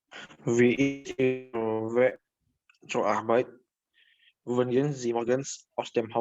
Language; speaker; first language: German; non-native, learner; Indonesian